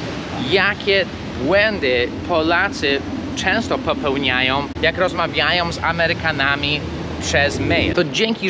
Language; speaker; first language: Polish; non-native, fluent; English